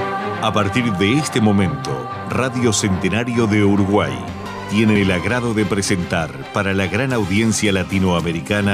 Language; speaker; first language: Spanish; native; Spanish